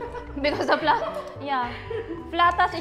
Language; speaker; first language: English; non-native, local second language; Filipino